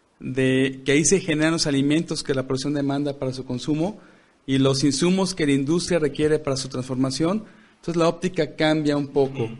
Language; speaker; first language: Spanish; native; Spanish